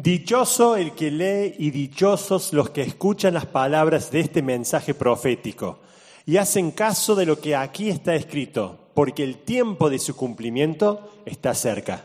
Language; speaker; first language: Spanish; native; Spanish